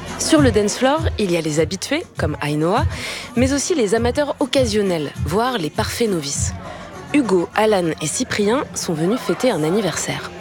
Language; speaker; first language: French; native; French